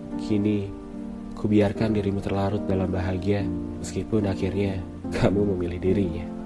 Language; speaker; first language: Indonesian; native; Indonesian